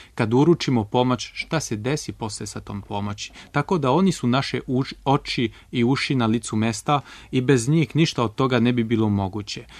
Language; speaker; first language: Serbian; non-native, fluent; French